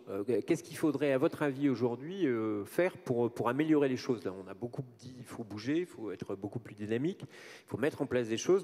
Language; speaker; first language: French; native; French